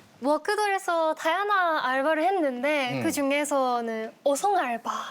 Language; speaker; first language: Korean; non-native, fluent; Japanese